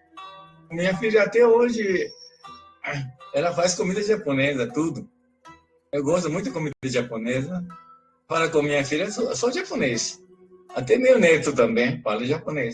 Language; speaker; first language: Portuguese; non-native, learner; Japanese